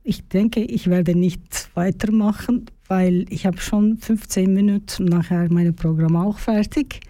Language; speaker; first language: German; non-native, learner; Turkish